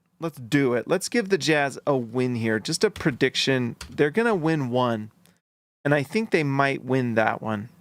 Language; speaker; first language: English; native; English